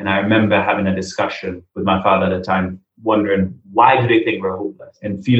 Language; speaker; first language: English; non-native, local second language; Akan